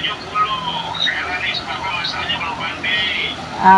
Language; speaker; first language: Malay; native; Malay